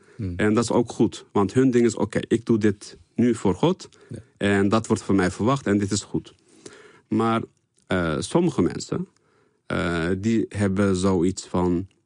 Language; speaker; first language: Dutch; early bilingual, other home language; Turkish